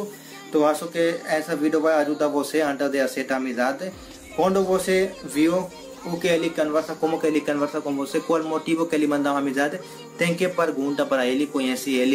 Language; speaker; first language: Portuguese; non-native, learner; Hindi